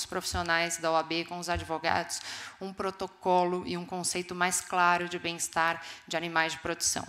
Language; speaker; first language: Portuguese; native; Portuguese